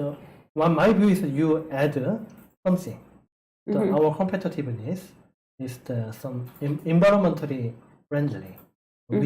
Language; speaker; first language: English; non-native, learner; Korean